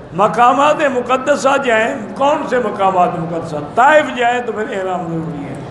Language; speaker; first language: Urdu; native; Urdu